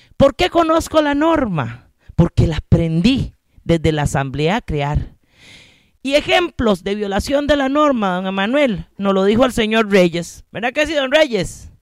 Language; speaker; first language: Spanish; native; Spanish